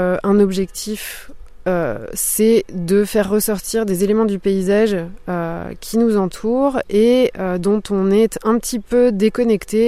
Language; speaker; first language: French; native; French